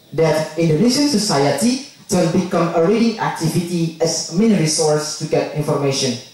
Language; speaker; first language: English; non-native, learner; Indonesian